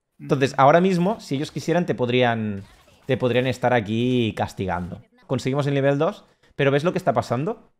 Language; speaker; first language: Spanish; native; Spanish